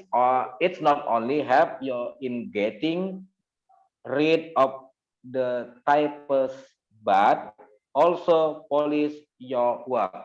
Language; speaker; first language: English; non-native, learner; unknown